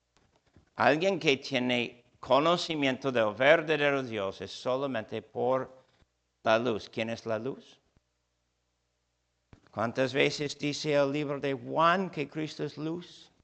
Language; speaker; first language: Spanish; non-native, fluent; English